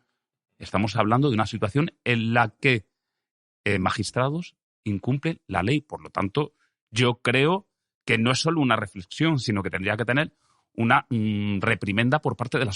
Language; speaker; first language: Spanish; native; Spanish